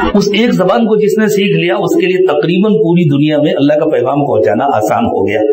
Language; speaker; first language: Urdu; native; Urdu